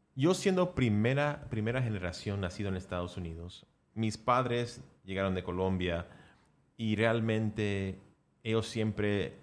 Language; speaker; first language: Spanish; early bilingual, heritage; Spanish